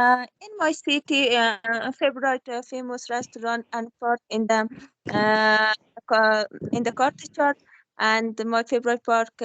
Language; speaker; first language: English; non-native, learner; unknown